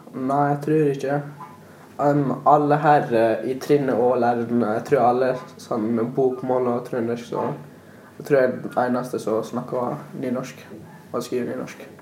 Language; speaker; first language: Norwegian; early bilingual, other home language; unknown